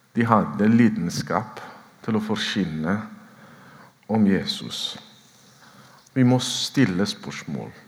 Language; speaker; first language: Norwegian; non-native, fluent; Oromo